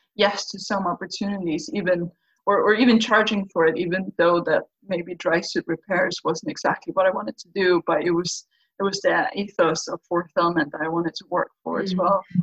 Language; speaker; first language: English; non-native, fluent; Faroese